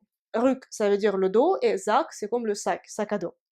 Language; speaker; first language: French; non-native, fluent; Russian